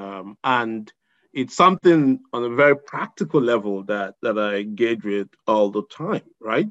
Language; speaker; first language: English; non-native, local second language; Igbo